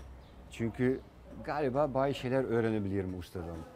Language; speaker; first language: Turkish; non-native, fluent; Dutch